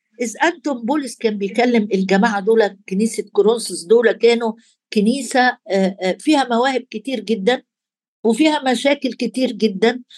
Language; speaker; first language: Arabic; native; Arabic